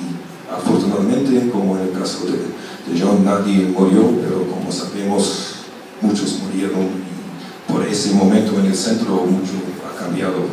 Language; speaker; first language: Spanish; non-native, fluent; German